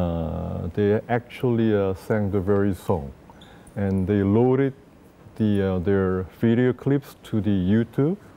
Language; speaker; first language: English; non-native, fluent; Korean